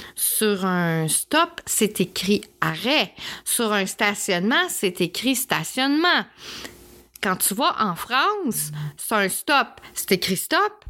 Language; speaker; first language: French; native; French